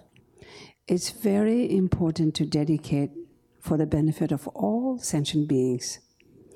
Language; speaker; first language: English; non-native, local second language; Tibetan